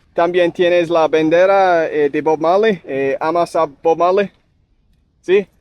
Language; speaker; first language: Spanish; non-native, learner; English